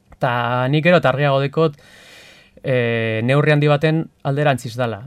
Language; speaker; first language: Basque; non-native, local second language; Spanish